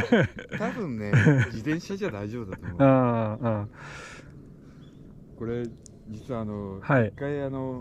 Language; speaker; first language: Japanese; native; Japanese